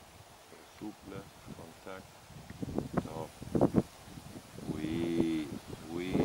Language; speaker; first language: French; non-native, learner; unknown